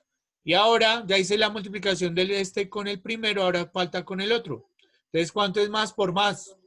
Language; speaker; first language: Spanish; native; Spanish